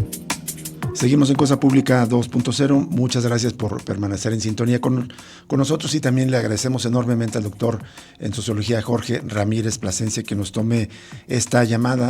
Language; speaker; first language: Spanish; native; Spanish